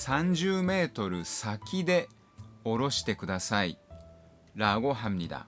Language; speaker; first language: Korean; non-native, fluent; Japanese